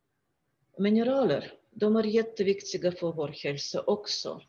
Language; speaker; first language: Swedish; non-native, fluent; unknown